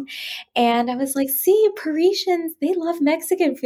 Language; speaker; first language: English; native; English